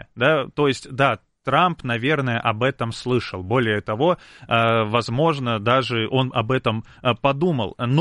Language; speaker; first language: Russian; native; Russian